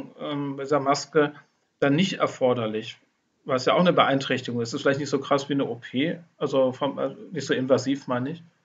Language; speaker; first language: German; native; German